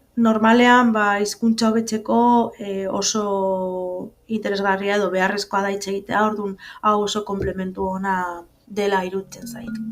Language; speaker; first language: Basque; non-native, fluent; Spanish